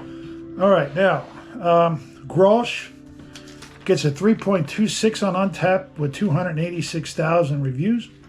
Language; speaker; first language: English; native; English